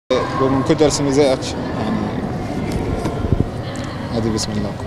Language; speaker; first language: Turkish; non-native, learner; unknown